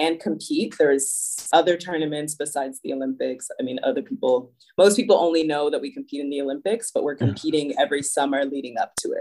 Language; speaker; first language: English; native; English